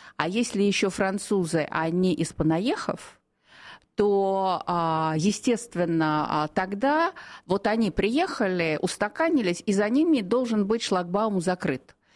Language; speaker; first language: Russian; native; Russian